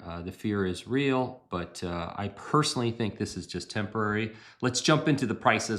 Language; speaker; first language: English; native; English